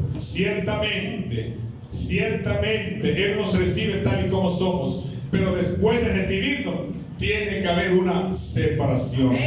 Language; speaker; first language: Spanish; native; Spanish